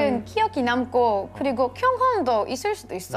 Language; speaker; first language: Korean; non-native, fluent; Bosnian